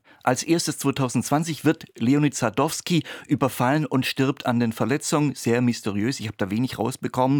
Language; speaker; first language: German; native; German